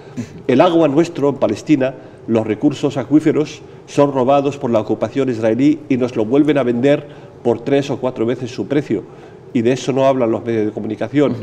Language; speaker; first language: Spanish; non-native, fluent; Arabic